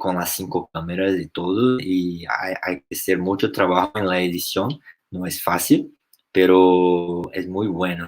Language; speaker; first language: Spanish; non-native, fluent; Portuguese